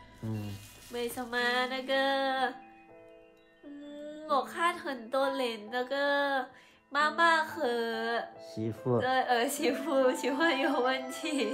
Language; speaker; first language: Chinese; non-native, learner; Lao